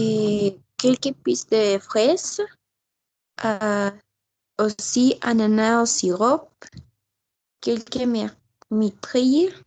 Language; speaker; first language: French; non-native, learner; Spanish